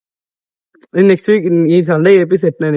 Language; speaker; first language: Telugu; native; Telugu